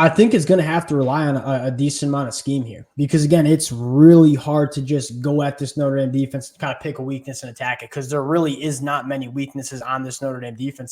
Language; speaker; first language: English; native; English